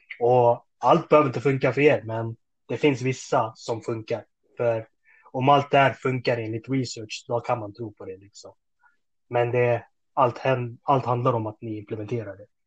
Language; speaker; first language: Swedish; early bilingual, other home language; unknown